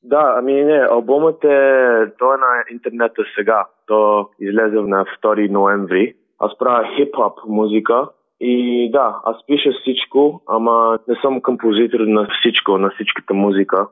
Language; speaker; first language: Bulgarian; early bilingual, heritage; Bulgarian